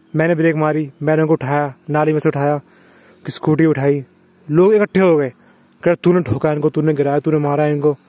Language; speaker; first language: Hindi; native; Hindi